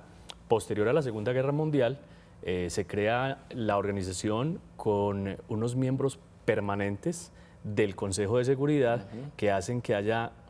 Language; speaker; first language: Spanish; native; Spanish